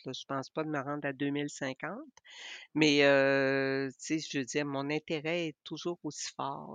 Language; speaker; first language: French; native; French